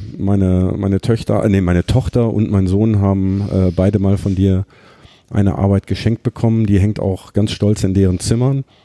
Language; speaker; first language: German; native; German